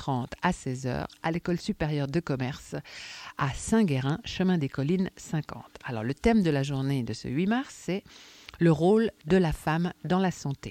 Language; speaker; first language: French; native; French